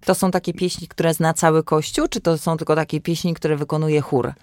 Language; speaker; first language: Polish; native; Polish